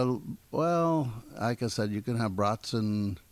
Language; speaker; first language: English; native; English